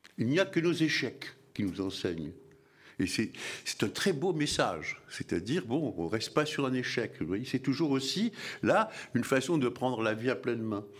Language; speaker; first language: French; early bilingual, other home language; Arabic